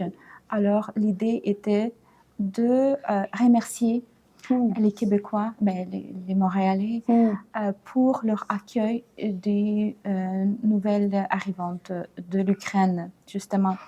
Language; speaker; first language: French; non-native, fluent; Ukrainian